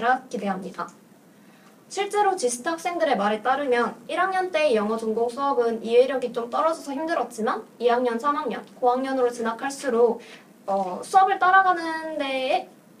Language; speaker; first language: Korean; native; Korean